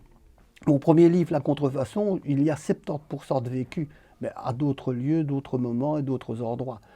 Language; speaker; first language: French; native; French